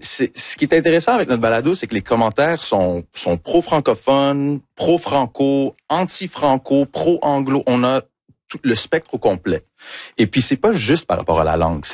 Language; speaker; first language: French; early bilingual, other home language; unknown